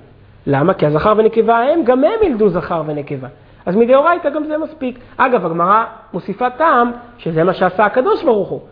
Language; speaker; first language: Hebrew; native; Hebrew